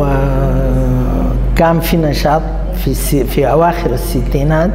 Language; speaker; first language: Arabic; native; Arabic